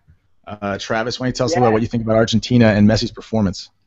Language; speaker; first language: English; native; English